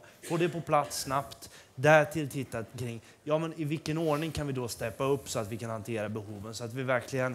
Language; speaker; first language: Swedish; native; Swedish